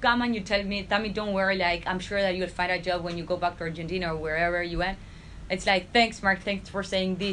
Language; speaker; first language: English; non-native, fluent; Spanish